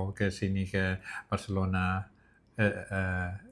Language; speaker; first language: Indonesian; non-native, learner; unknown